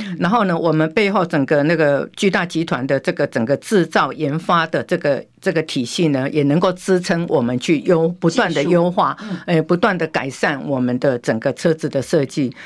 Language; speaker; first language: Chinese; native; Chinese